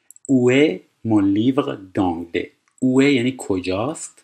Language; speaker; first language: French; non-native, fluent; Persian